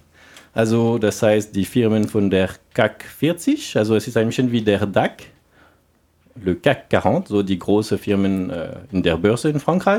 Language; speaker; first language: German; non-native, learner; French